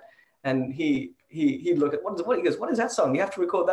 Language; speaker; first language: English; native; English